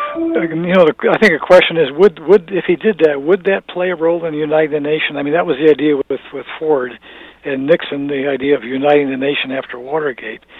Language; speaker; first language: English; native; English